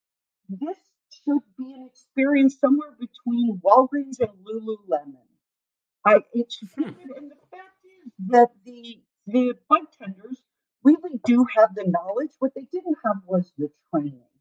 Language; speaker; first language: English; native; English